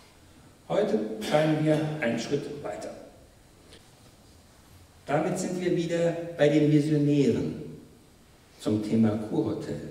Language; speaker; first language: German; native; German